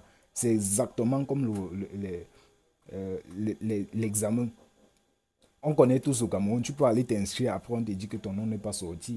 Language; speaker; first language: French; native; French